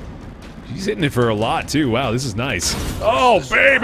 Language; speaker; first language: English; native; English